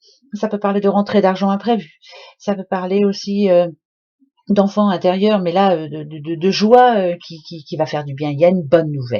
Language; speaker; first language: French; native; French